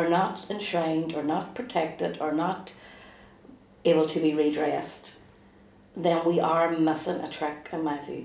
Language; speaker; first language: English; native; English